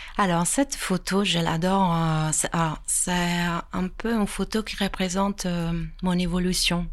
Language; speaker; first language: French; non-native, fluent; Italian